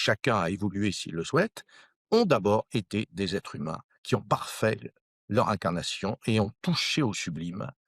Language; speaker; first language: French; native; French